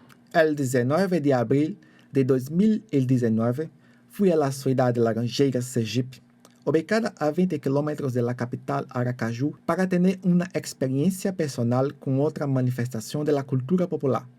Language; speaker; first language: Spanish; non-native, fluent; Portuguese